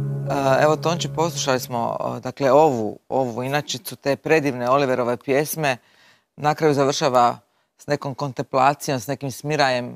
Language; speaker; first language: Croatian; native; Croatian